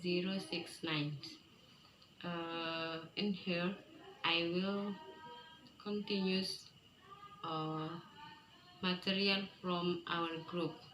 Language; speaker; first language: English; non-native, learner; Indonesian